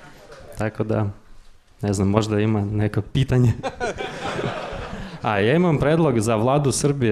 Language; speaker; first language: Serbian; non-native, fluent; Russian